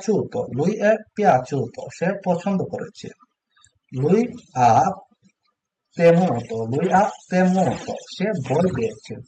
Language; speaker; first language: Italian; non-native, learner; Bangla